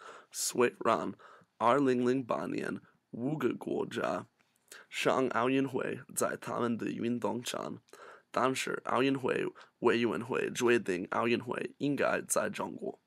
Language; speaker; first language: Chinese; non-native, learner; English